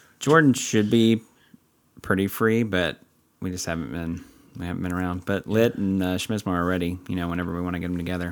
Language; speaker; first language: English; native; English